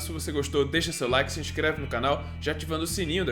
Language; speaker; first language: Portuguese; native; Portuguese